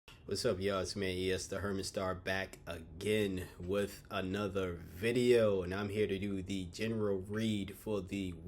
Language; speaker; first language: English; native; English